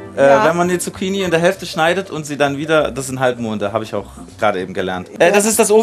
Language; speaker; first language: German; native; German